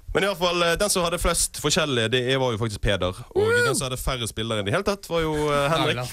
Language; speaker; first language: Norwegian; native; Norwegian